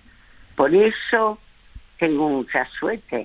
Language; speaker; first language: Spanish; early bilingual, other home language; French